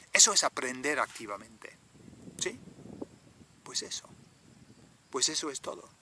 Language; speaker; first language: Spanish; non-native, fluent; English